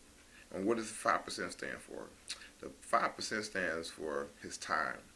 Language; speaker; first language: English; native; English